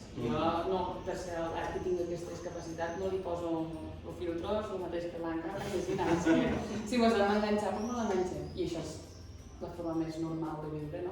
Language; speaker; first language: Catalan; native; Catalan